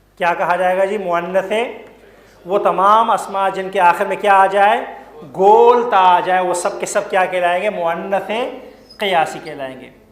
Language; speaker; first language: Urdu; native; Urdu